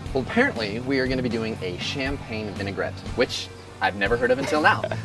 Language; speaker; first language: English; native; English